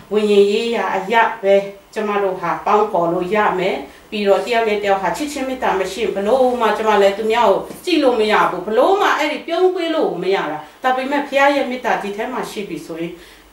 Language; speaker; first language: Burmese; non-native, local second language; Kachin